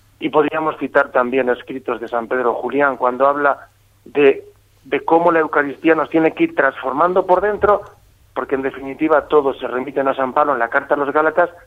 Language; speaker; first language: Spanish; native; Spanish